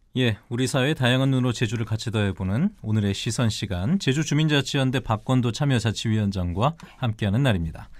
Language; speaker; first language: Korean; native; Korean